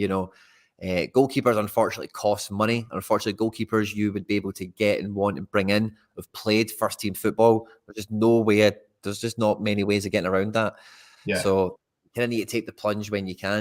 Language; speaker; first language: English; native; English